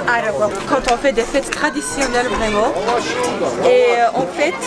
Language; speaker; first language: French; non-native, learner; Georgian